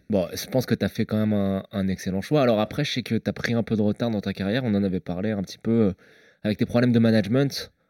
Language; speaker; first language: French; native; French